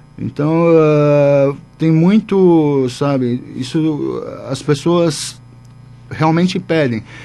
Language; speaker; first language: Portuguese; native; Portuguese